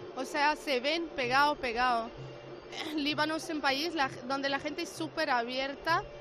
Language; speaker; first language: Spanish; non-native, fluent; Arabic